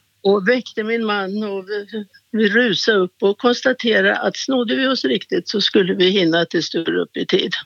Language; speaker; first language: Swedish; native; Swedish